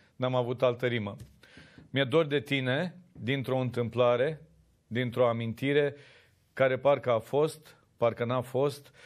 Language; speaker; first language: Romanian; native; Romanian